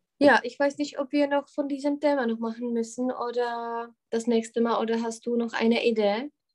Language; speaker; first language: German; non-native, fluent; Czech